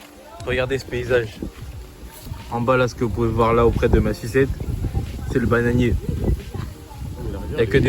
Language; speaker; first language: French; native; French